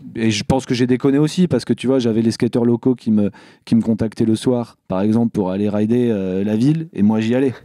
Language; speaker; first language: French; native; French